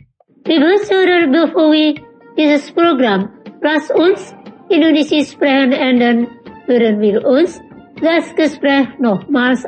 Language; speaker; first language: German; non-native, learner; Indonesian